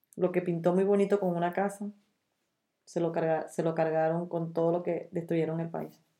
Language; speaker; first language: Spanish; native; Spanish